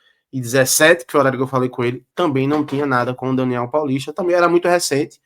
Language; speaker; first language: Portuguese; native; Portuguese